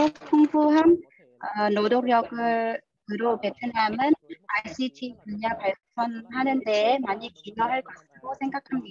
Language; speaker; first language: Korean; non-native, fluent; Vietnamese